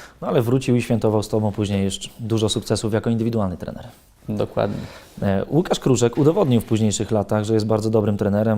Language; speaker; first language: Polish; native; Polish